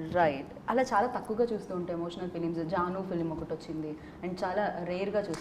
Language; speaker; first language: Telugu; native; Telugu